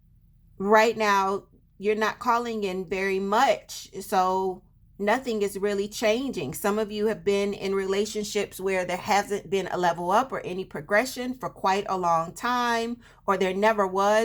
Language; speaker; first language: English; native; English